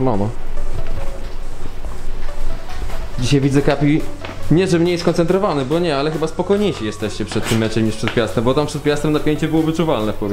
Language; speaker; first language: Polish; native; Polish